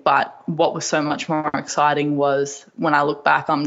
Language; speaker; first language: English; native; English